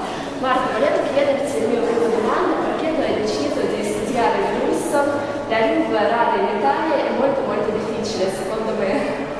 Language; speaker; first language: Italian; non-native, learner; Russian